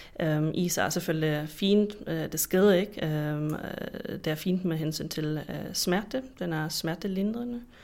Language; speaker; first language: Danish; non-native, fluent; German